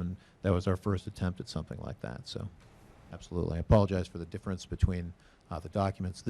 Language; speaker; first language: English; native; English